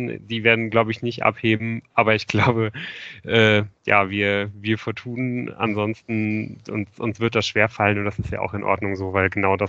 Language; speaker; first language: German; native; German